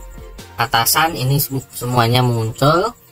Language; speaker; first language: Indonesian; native; Indonesian